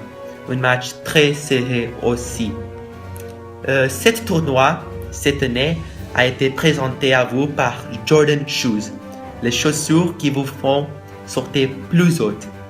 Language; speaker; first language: French; non-native, learner; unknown